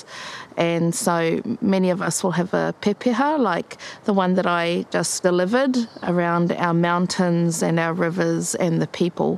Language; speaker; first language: English; native; English